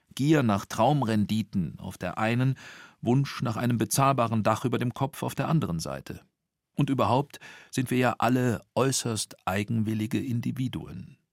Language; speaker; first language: German; native; German